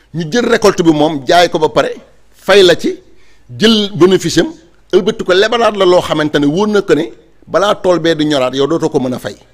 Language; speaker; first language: Wolof; native; Wolof